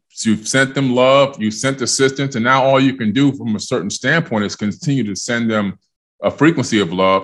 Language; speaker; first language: English; native; English